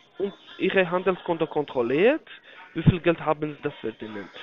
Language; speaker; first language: German; non-native, learner; Polish